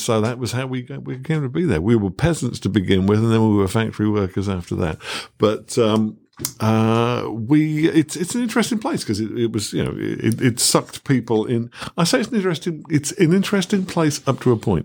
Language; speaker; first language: English; native; English